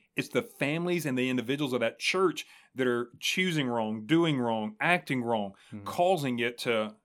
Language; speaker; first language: English; native; English